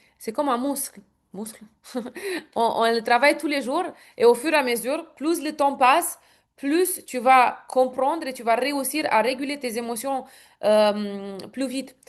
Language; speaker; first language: French; non-native, fluent; Romanian